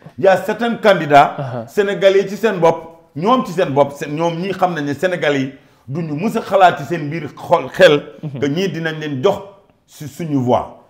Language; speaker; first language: Wolof; non-native, local second language; Fula